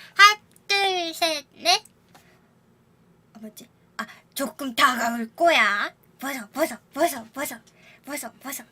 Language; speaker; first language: Korean; non-native, learner; Japanese